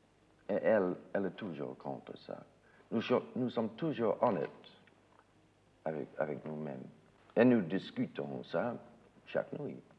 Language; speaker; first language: French; non-native, learner; English